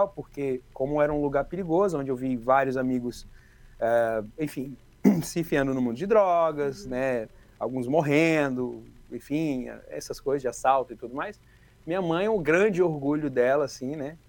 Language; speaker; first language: Portuguese; native; Portuguese